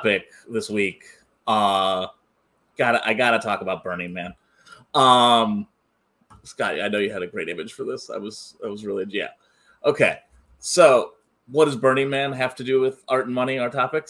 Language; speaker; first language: English; native; English